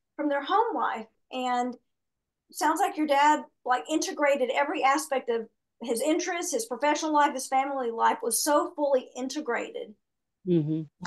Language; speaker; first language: English; native; English